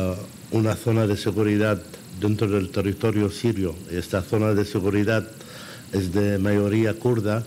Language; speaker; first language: Spanish; non-native, fluent; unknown